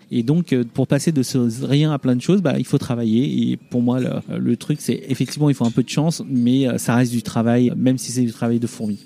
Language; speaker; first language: French; early bilingual, other home language; Vietnamese